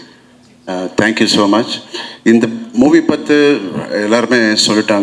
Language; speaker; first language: Tamil; non-native, learner; Telugu